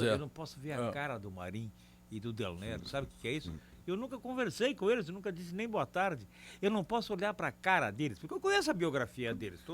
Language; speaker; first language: Portuguese; native; Portuguese